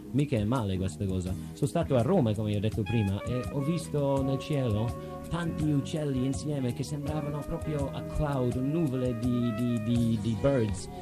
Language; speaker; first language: Italian; non-native, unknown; English